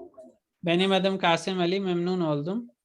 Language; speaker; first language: Turkish; non-native, fluent; Urdu